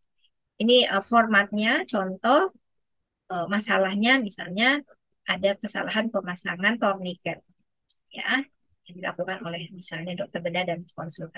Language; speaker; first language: Indonesian; native; Indonesian